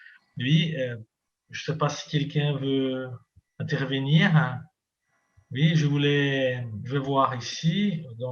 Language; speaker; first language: French; non-native, fluent; Portuguese